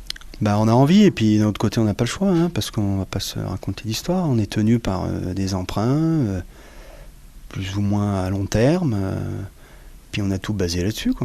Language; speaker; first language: French; native; French